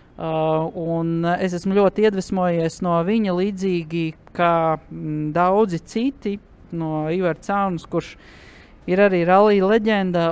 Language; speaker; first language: Latvian; native; Latvian